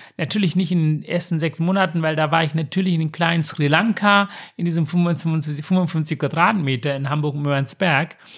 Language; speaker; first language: German; non-native, fluent; Tamil